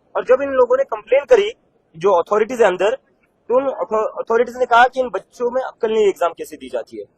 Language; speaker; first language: Hindi; non-native, local second language; Marathi